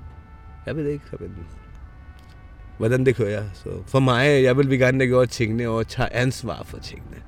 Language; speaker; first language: Danish; non-native, fluent; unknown